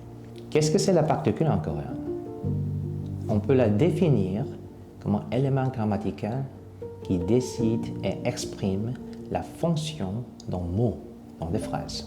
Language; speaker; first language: French; non-native, fluent; Korean